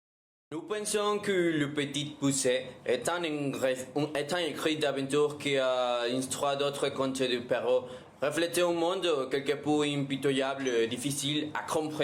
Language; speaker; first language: French; non-native, learner; Spanish